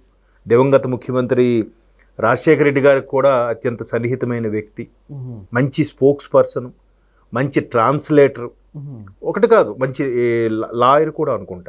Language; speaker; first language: Telugu; native; Telugu